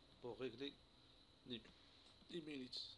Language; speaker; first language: French; non-native, local second language; Arabic